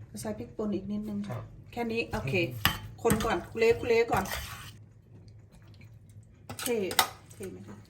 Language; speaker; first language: Thai; native; Thai